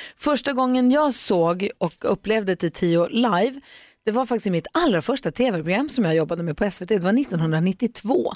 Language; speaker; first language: Swedish; native; Swedish